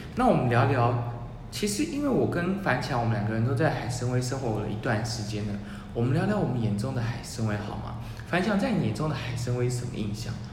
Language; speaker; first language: Chinese; native; Chinese